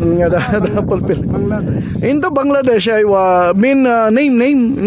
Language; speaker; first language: Arabic; non-native, learner; Filipino